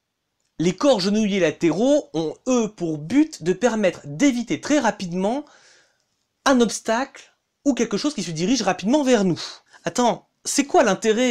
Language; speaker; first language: French; native; French